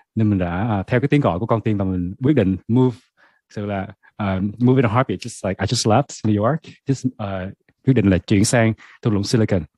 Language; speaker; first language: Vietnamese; native; Vietnamese